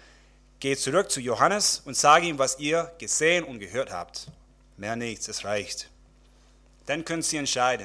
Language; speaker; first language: German; non-native, fluent; English